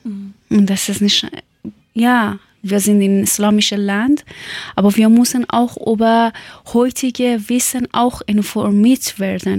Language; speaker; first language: German; non-native, local second language; Persian